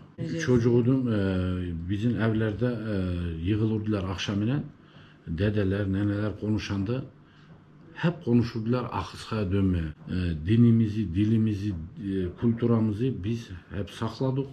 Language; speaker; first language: Turkish; early bilingual, heritage; Turkish